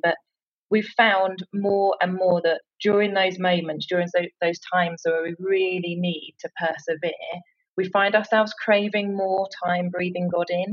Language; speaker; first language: English; native; English